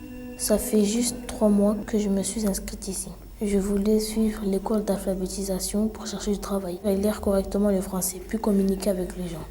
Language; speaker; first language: French; non-native, learner; Arabic